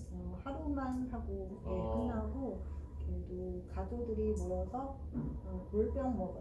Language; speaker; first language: Korean; non-native, fluent; Chinese